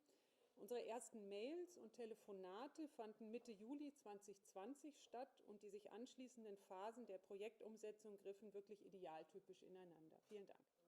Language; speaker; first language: German; native; German